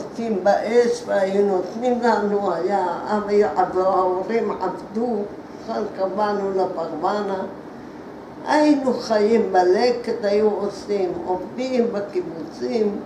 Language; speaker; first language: Hebrew; early bilingual, other home language; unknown